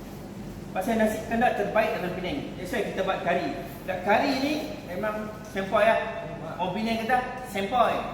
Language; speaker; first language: Malay; native; Malay